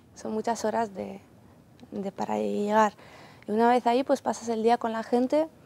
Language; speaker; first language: Spanish; non-native, fluent; Ukrainian